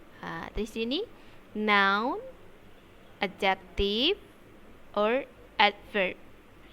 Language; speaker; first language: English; non-native, learner; Indonesian